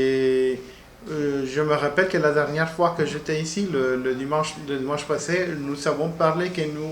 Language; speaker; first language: French; non-native, learner; Spanish